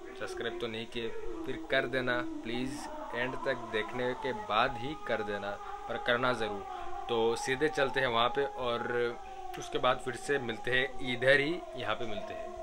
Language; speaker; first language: Hindi; non-native, local second language; Bangla